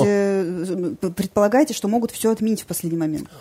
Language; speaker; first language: Russian; native; Russian